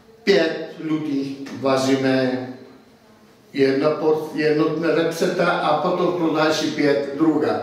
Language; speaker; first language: Czech; non-native, learner; Italian